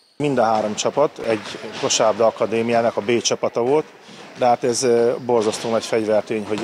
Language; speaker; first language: Hungarian; native; Hungarian